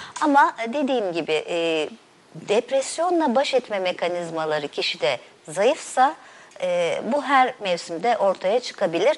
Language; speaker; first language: Turkish; native; Turkish